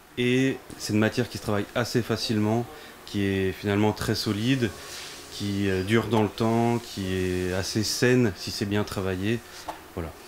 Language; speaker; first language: French; native; French